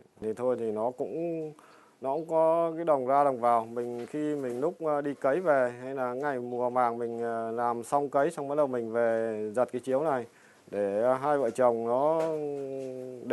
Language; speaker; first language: Vietnamese; native; Vietnamese